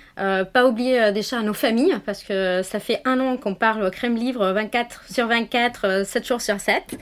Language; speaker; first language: French; non-native, fluent; Spanish